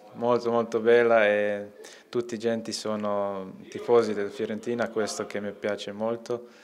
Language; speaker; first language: Italian; non-native, learner; Croatian